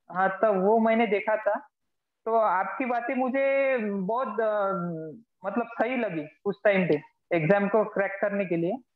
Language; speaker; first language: Hindi; non-native, local second language; Marathi